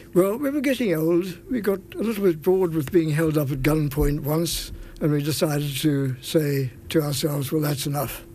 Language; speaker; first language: English; native; English